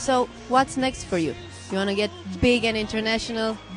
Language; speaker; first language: English; non-native, fluent; Romanian